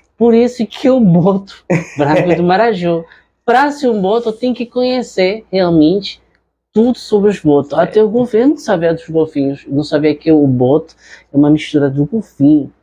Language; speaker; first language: Portuguese; non-native, fluent; Spanish